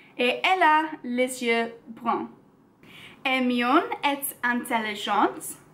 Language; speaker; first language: French; non-native, learner; English